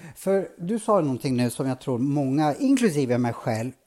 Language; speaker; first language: Swedish; native; Swedish